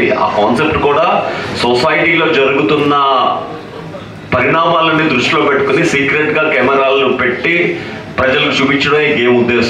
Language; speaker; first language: Telugu; native; Telugu